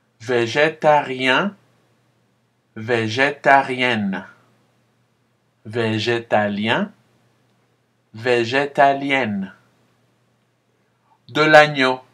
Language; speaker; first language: French; non-native, fluent; Spanish